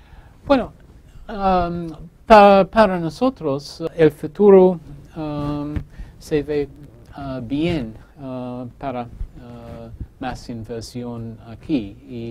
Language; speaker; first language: Spanish; non-native, fluent; English